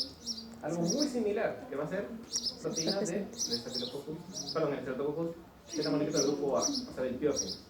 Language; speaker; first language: Spanish; native; Spanish